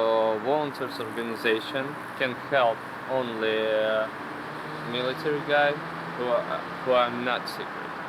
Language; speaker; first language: English; non-native, learner; Ukrainian